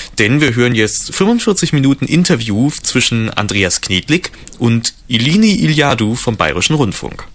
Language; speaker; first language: German; native; German